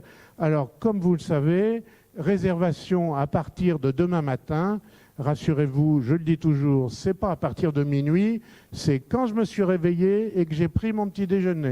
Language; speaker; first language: French; native; French